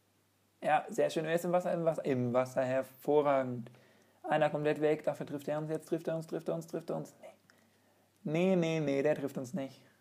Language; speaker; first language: German; native; German